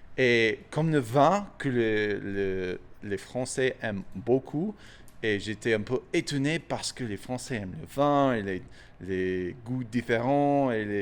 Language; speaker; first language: French; non-native, fluent; English